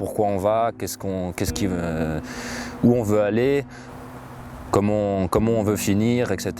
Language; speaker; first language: French; native; French